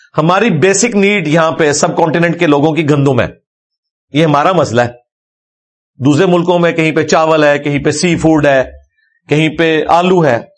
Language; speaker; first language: Urdu; non-native, local second language; Punjabi